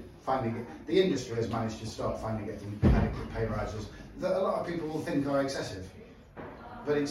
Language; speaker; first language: English; native; English